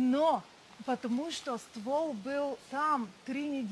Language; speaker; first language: Russian; non-native, learner; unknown